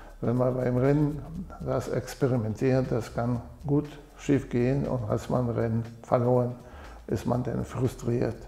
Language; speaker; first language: German; non-native, fluent; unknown